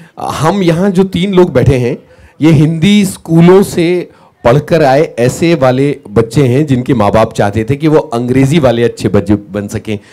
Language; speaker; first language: Hindi; native; Hindi